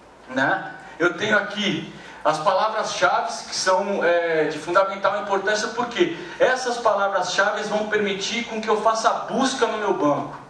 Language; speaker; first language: Portuguese; native; Portuguese